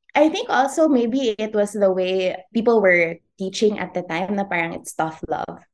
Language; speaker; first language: English; non-native, local second language; Cebuano